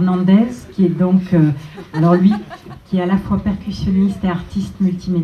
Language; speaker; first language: French; native; French